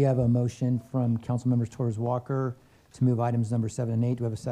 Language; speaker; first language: English; native; English